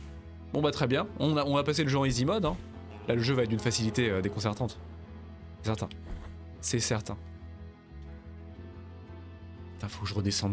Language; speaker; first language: French; native; French